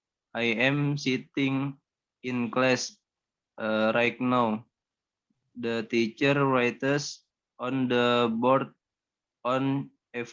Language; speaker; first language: English; non-native, learner; Indonesian